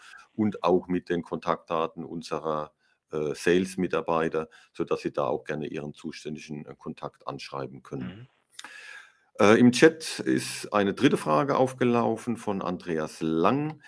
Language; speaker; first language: German; native; German